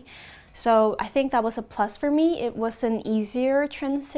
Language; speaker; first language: English; non-native, local second language; Hiligaynon